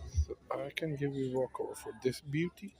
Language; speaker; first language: English; non-native, local second language; Urdu